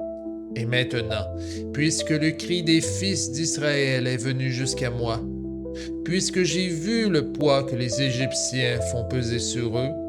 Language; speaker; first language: French; native; French